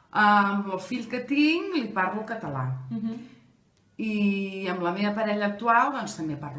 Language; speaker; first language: Catalan; non-native, fluent; German